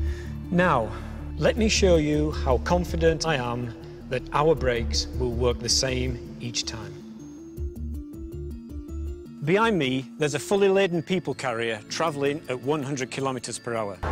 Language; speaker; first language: English; native; English